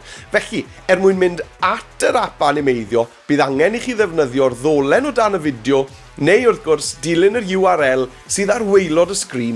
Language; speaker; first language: Welsh; native; Welsh